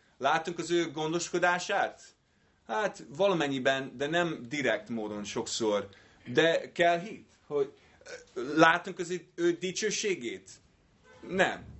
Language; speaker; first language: Hungarian; non-native, fluent; English